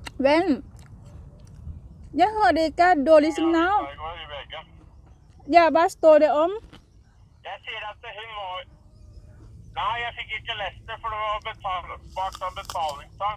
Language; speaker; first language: Norwegian; non-native, learner; Thai